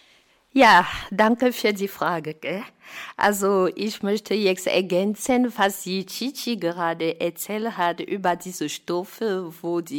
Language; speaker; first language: German; non-native, fluent; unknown